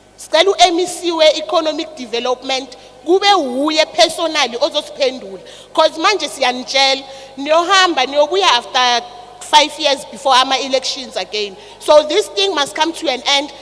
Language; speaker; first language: Zulu; native; Zulu